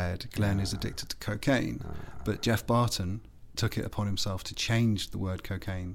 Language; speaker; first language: English; native; English